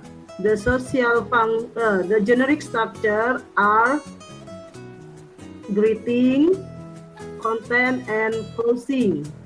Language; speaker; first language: English; non-native, learner; Indonesian